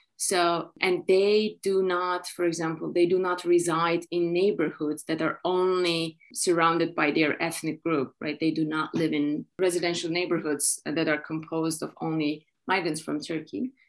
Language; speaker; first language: English; non-native, fluent; Turkish